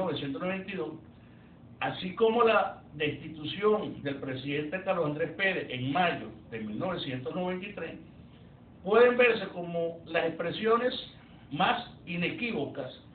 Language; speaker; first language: Spanish; native; Spanish